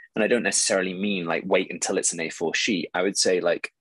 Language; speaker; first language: English; native; English